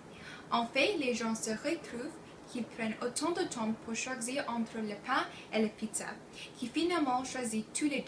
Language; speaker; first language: French; non-native, learner; English